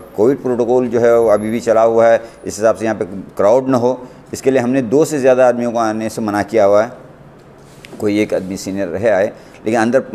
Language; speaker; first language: Hindi; non-native, local second language; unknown